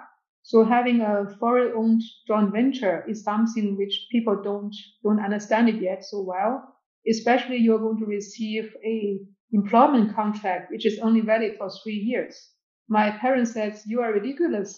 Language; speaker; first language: English; non-native, fluent; Chinese